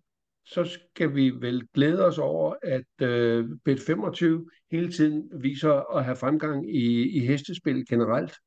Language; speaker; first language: Danish; native; Danish